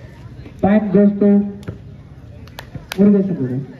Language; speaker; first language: English; non-native, local second language; Tamil